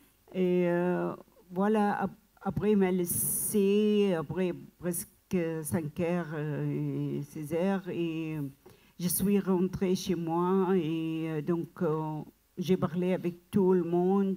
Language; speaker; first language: French; non-native, learner; Arabic